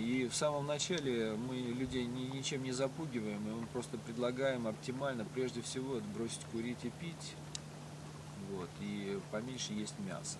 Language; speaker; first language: Russian; native; Russian